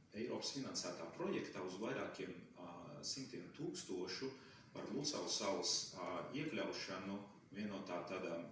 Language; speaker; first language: Latvian; non-native, local second language; Russian